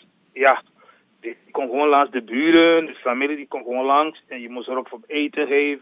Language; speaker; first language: Dutch; non-native, learner; English